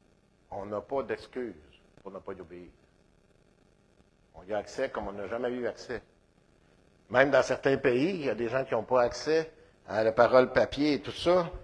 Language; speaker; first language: French; native; French